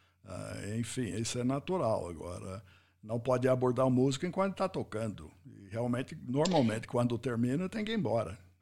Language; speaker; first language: Portuguese; non-native, fluent; English